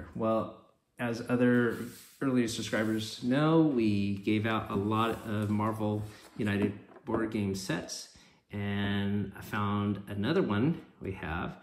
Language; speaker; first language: English; native; English